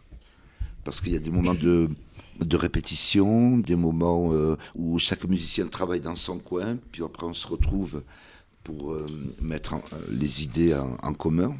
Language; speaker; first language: French; early bilingual, other home language; Kabyle